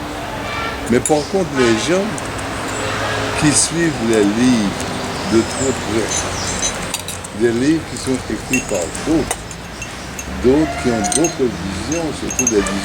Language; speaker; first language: French; non-native, local second language; Haitian Creole